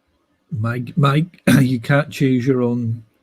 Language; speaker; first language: English; native; English